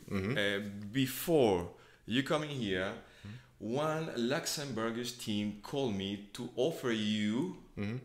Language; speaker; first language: English; non-native, fluent; Spanish